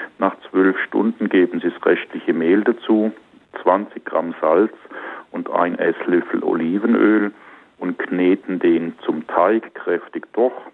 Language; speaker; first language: German; native; German